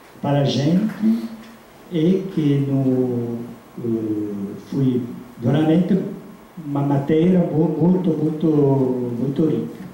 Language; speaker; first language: Portuguese; non-native, fluent; Italian